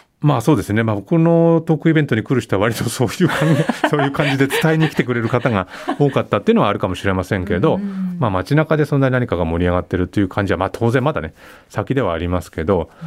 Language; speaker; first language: Japanese; native; Japanese